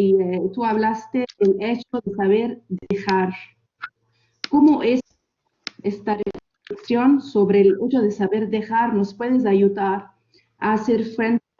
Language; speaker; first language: Spanish; non-native, fluent; Italian